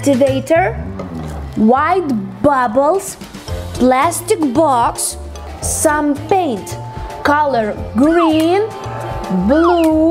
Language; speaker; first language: English; non-native, fluent; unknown